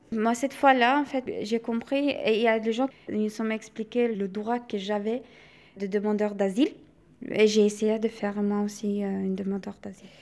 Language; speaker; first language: French; non-native, fluent; Albanian